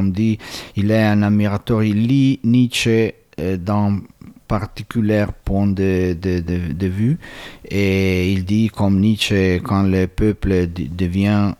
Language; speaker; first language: French; non-native, fluent; Italian